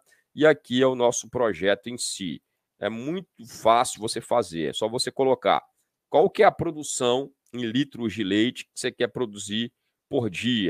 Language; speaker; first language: Portuguese; native; Portuguese